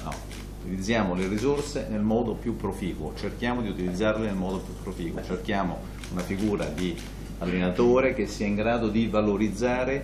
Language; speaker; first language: Italian; native; Italian